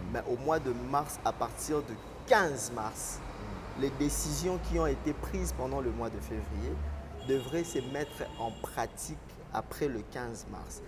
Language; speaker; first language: French; non-native, local second language; Lingala